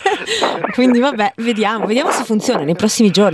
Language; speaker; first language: Italian; native; Italian